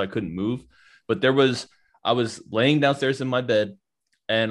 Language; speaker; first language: English; native; English